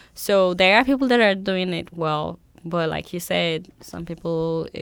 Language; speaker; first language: English; non-native, local second language; Yoruba